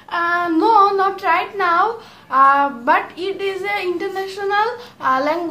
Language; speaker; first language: English; non-native, learner; Bangla